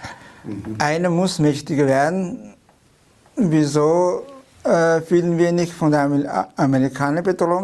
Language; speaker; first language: German; non-native, fluent; Chinese